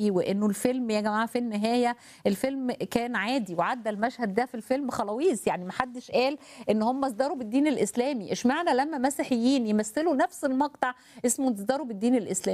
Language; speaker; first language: Arabic; native; Arabic